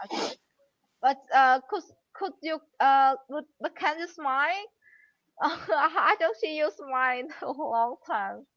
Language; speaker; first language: English; non-native, learner; Vietnamese